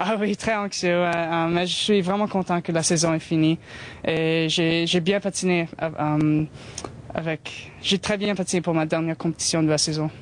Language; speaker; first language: French; non-native, local second language; English